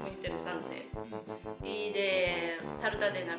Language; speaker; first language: Spanish; non-native, learner; Japanese